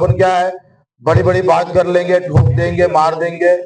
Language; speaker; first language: Hindi; non-native, local second language; Marathi